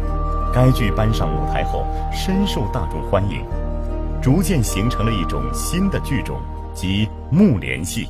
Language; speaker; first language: Chinese; native; Chinese